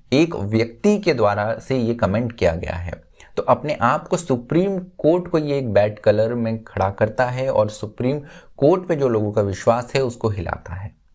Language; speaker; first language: Hindi; native; Hindi